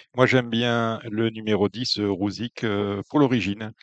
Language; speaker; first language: French; native; French